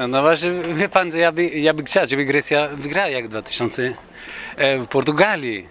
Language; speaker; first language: Polish; non-native, learner; Greek